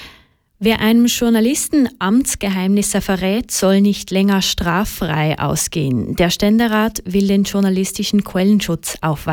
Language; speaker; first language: German; native; German